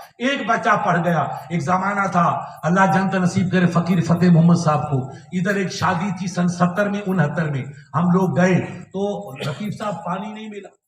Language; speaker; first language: Urdu; non-native, local second language; Sindhi